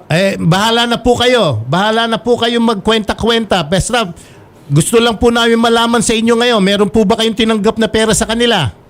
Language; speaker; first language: Filipino; native; Filipino